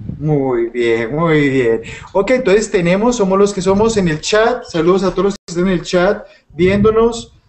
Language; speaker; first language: Spanish; native; Spanish